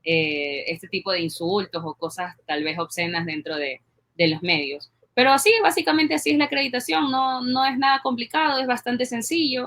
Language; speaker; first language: Spanish; native; Spanish